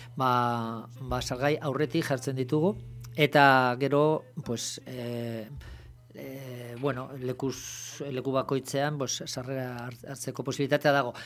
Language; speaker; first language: Basque; non-native, local second language; Spanish